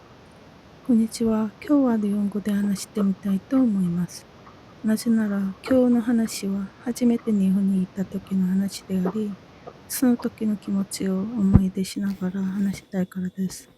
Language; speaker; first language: Japanese; non-native, fluent; Korean